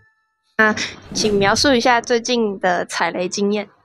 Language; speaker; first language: Chinese; native; Chinese